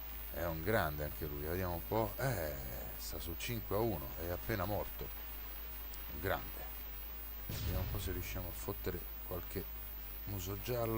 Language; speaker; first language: Italian; native; Italian